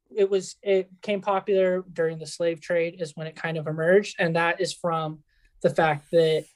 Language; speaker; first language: English; early bilingual, other home language; Spanish